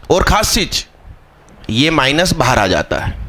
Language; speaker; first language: Hindi; non-native, local second language; Gujarati